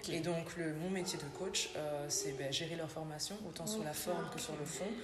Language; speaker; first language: French; native; French